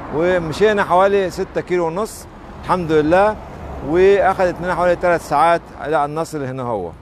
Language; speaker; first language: Arabic; native; Arabic